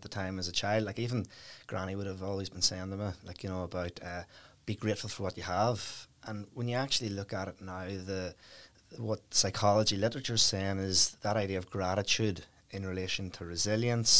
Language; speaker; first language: English; native; English